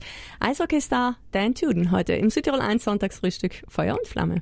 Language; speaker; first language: German; native; German